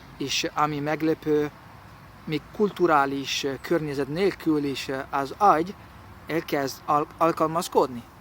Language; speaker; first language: Hungarian; non-native, learner; Italian